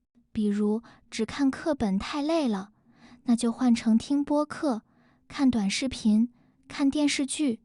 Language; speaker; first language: Chinese; non-native, fluent; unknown